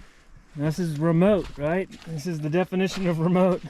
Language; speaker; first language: English; native; English